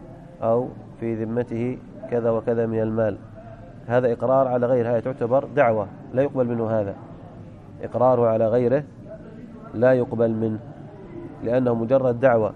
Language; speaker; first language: Arabic; native; Arabic